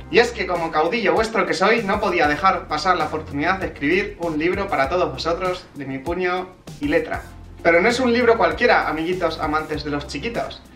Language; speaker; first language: Spanish; native; Spanish